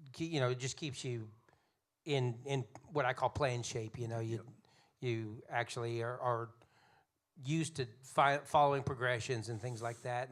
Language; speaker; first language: English; native; English